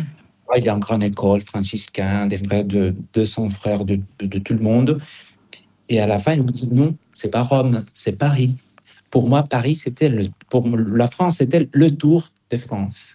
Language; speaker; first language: French; non-native, fluent; Spanish